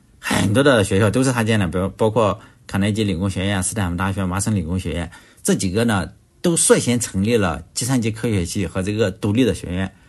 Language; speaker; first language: Chinese; native; Chinese